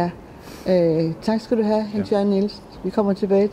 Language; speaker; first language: Danish; native; Danish